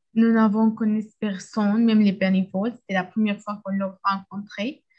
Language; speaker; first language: French; non-native, learner; Arabic